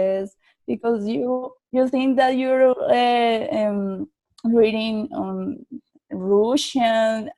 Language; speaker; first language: English; non-native, learner; Spanish